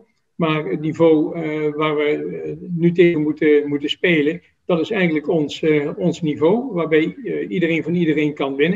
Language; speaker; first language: Dutch; native; Dutch